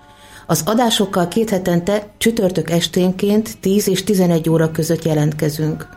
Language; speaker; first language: Hungarian; native; Hungarian